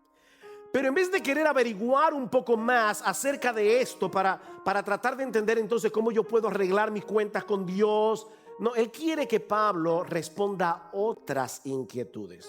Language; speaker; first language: Spanish; native; Spanish